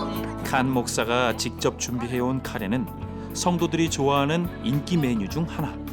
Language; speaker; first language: Korean; native; Korean